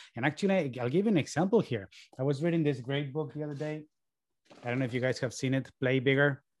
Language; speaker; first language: English; early bilingual, other home language; Spanish